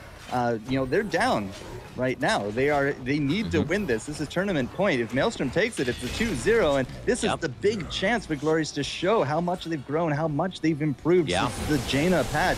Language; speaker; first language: English; native; English